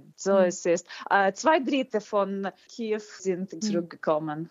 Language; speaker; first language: German; non-native, fluent; Ukrainian